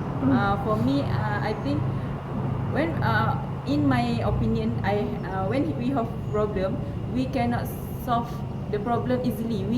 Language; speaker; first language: English; non-native, learner; Malay